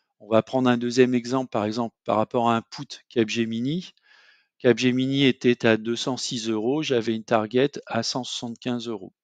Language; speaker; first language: French; native; French